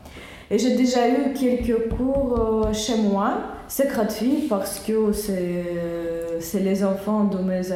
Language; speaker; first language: French; non-native, learner; Russian